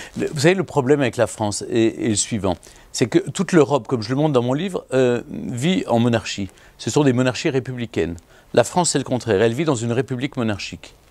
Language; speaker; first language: French; native; French